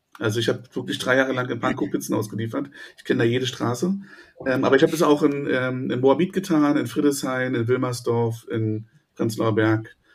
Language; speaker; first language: German; native; German